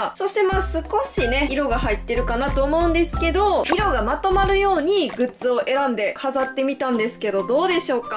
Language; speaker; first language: Japanese; native; Japanese